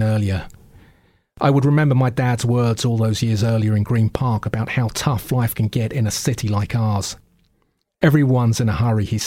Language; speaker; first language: English; native; English